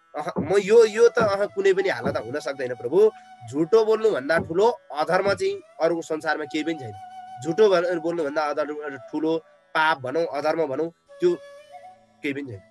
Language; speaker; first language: Nepali; native; Nepali